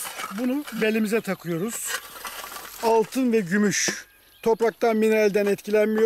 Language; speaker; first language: Turkish; native; Turkish